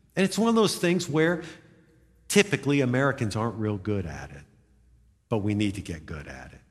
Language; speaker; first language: English; native; English